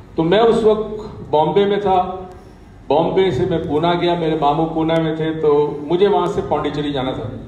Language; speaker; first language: Urdu; native; Urdu